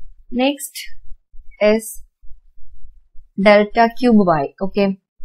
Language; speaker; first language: English; non-native, local second language; Malayalam